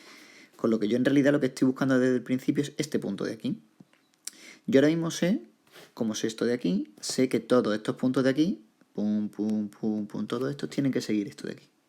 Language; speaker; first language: Spanish; native; Spanish